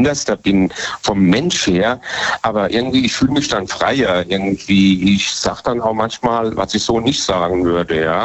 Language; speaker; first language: German; native; German